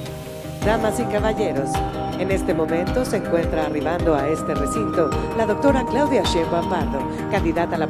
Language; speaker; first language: Spanish; native; Spanish